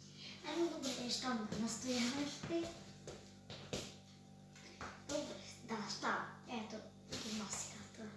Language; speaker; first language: Bulgarian; early bilingual, heritage; Bulgarian